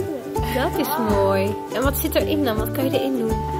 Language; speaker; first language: Dutch; native; Dutch